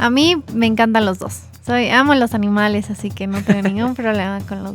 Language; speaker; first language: Spanish; native; Spanish